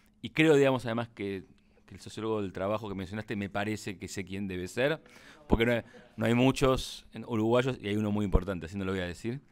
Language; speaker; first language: Spanish; native; Spanish